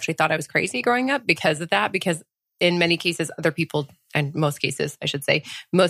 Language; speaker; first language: English; early bilingual, other home language; French